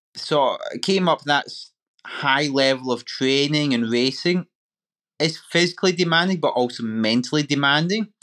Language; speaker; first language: English; native; English